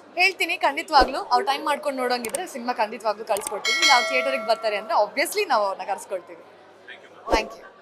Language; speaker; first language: Kannada; native; Kannada